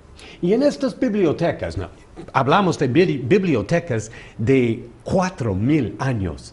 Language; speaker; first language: Spanish; non-native, fluent; English